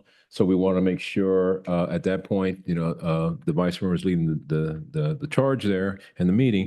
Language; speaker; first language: English; native; English